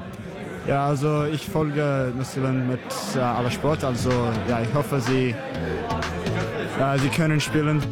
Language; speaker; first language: German; non-native, learner; English